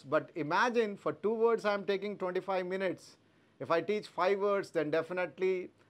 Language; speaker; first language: English; non-native, local second language; Telugu